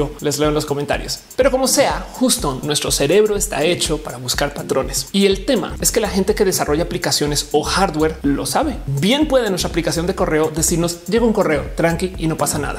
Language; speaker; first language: Spanish; native; Spanish